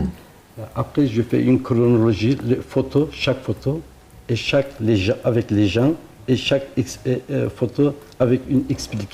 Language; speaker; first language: French; non-native, learner; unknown